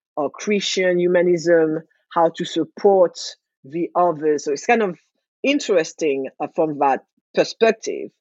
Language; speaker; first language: English; non-native, fluent; French